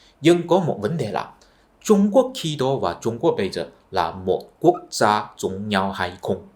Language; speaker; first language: Vietnamese; non-native, fluent; Chinese